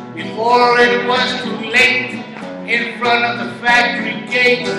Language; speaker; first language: English; native; English